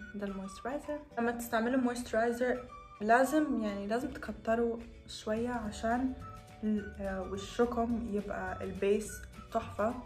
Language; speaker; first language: Arabic; non-native, learner; English